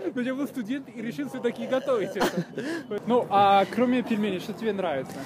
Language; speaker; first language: Russian; non-native, fluent; Spanish